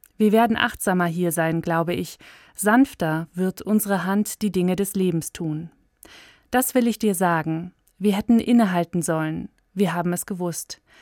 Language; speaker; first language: German; native; German